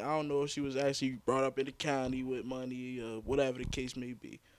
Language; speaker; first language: English; native; English